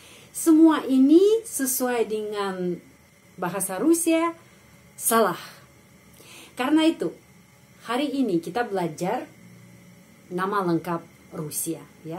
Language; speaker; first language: Indonesian; non-native, fluent; Russian